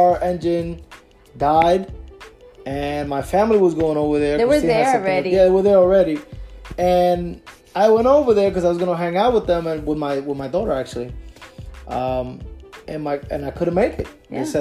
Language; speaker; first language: English; native; English